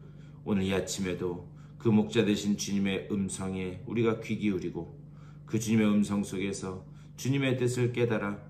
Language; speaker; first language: Korean; native; Korean